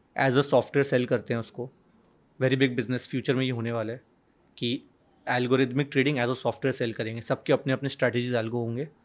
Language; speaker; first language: Hindi; native; Hindi